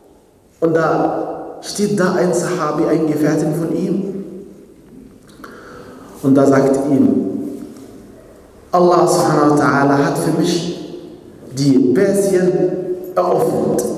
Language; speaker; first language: German; non-native, fluent; Arabic